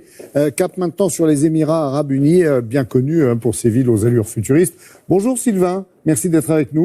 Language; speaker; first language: French; native; French